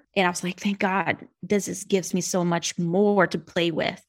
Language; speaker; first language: English; non-native, fluent; Portuguese